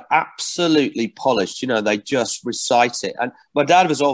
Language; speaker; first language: English; native; English